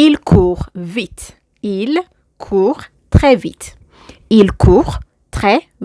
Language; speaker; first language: French; non-native, fluent; Amharic